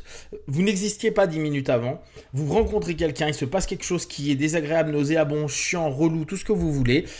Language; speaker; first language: French; native; French